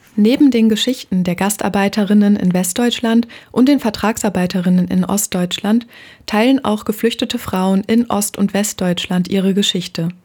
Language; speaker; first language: German; native; German